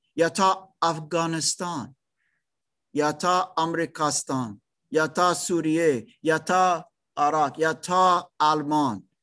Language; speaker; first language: Persian; non-native, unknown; German